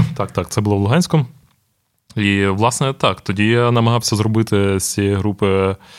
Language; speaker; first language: Ukrainian; non-native, local second language; Russian